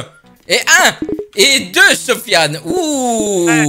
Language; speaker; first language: French; native; French